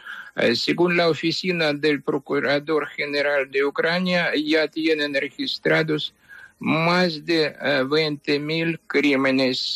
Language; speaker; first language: Spanish; non-native, fluent; Ukrainian